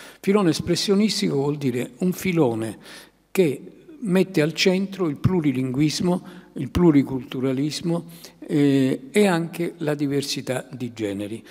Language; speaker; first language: Italian; native; Italian